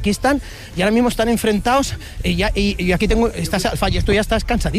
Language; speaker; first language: Spanish; native; Spanish